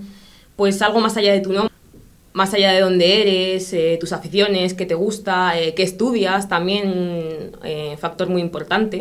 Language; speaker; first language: Spanish; native; Spanish